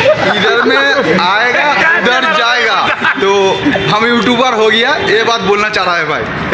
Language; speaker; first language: Hindi; non-native, local second language; Bangla